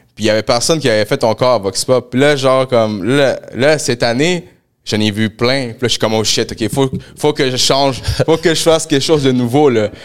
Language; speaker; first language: French; early bilingual, other home language; Spanish